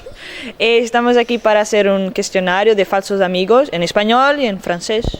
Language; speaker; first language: Spanish; non-native, learner; Portuguese